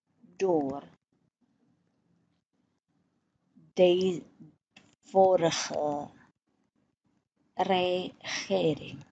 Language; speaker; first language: Dutch; non-native, fluent; Indonesian